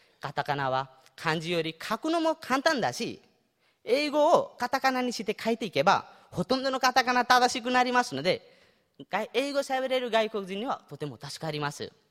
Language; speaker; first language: Japanese; non-native, fluent; Nepali